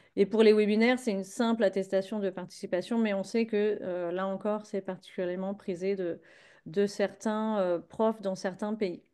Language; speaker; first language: French; native; French